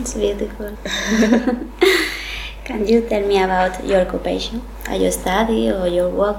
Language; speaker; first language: English; non-native, learner; Spanish